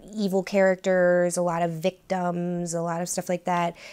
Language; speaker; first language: English; native; English